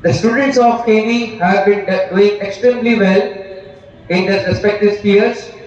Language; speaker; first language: English; non-native, local second language; Hindi